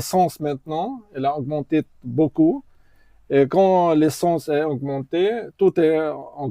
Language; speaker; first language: French; non-native, learner; Arabic